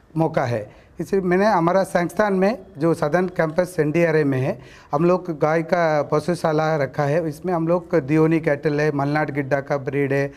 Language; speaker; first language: Hindi; non-native, local second language; Kannada